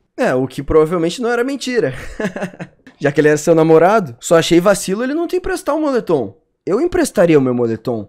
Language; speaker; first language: Portuguese; native; Portuguese